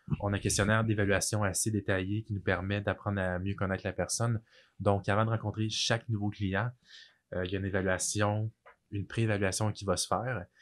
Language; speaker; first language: French; native; French